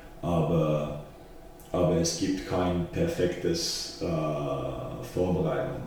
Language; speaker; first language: German; non-native, fluent; Finnish